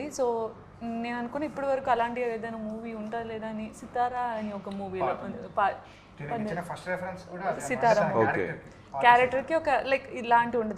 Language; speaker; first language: Telugu; non-native, learner; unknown